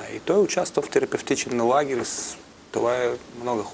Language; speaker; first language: Bulgarian; non-native, learner; Russian